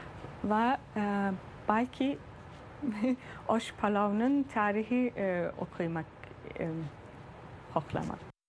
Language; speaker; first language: Turkish; early bilingual, heritage; German